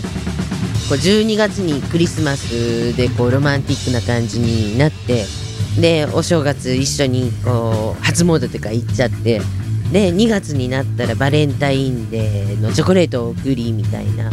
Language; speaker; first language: Japanese; native; Japanese